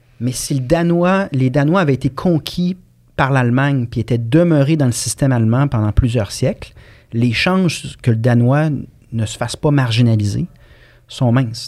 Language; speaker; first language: French; native; French